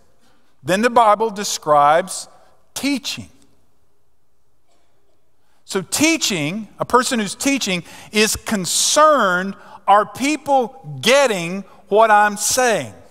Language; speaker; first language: English; native; English